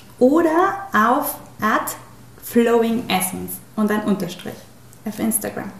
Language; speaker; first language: German; non-native, fluent; Spanish